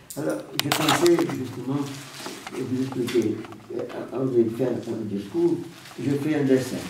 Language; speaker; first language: French; non-native, fluent; Portuguese